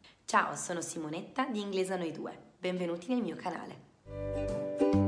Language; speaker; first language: Italian; native; Italian